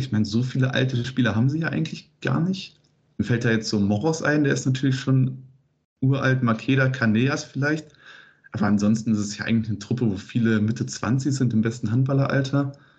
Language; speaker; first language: German; native; German